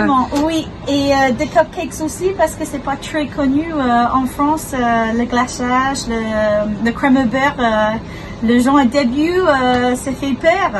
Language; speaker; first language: French; non-native, learner; English